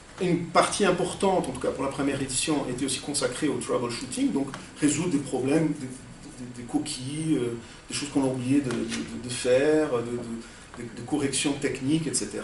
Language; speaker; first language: French; non-native, fluent; Portuguese